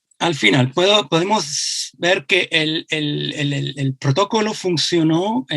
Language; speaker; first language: Spanish; non-native, fluent; French